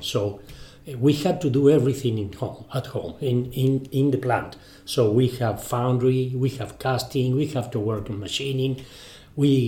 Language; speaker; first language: English; non-native, fluent; Spanish